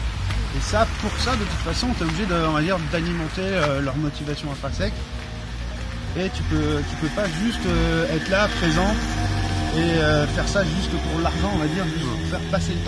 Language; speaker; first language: French; native; French